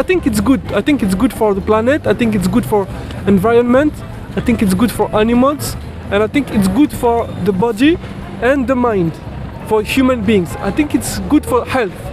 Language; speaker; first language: English; non-native, fluent; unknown